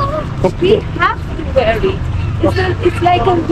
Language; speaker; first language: English; non-native, learner; Persian